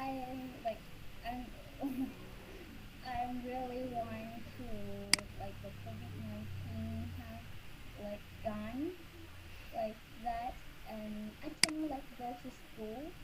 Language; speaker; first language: English; non-native, learner; Vietnamese